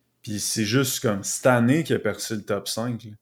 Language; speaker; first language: French; native; French